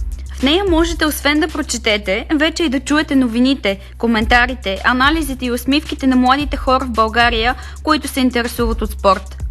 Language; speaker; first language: Bulgarian; native; Bulgarian